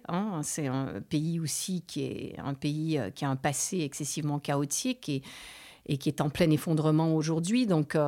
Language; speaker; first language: French; native; French